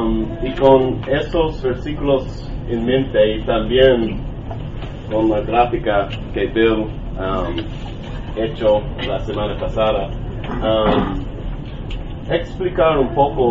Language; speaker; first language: Spanish; non-native, learner; English